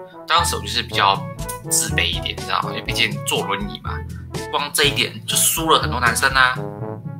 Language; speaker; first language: Chinese; native; Chinese